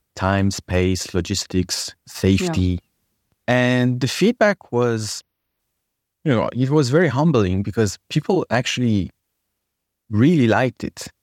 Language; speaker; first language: English; non-native, fluent; French